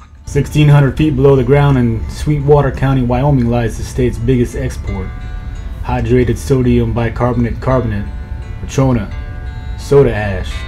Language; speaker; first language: English; native; English